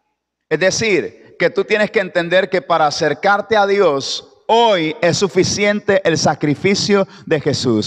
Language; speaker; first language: Spanish; native; Spanish